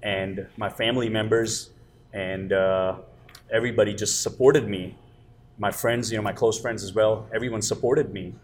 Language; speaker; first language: English; non-native, local second language; Gujarati